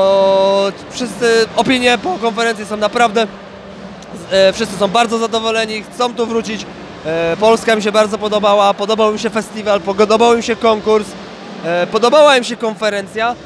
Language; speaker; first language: Polish; native; Polish